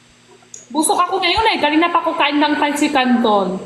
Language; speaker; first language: Filipino; non-native, learner; Korean